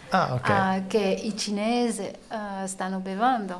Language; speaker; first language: Italian; non-native, learner; French